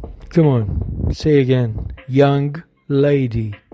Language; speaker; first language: English; non-native, learner; Portuguese